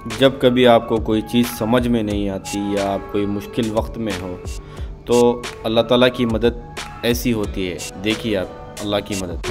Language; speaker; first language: Hindi; native; Hindi